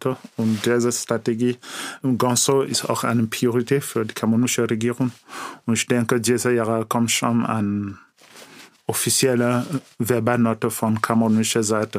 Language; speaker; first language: German; non-native, learner; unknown